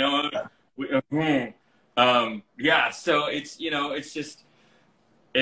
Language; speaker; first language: English; native; English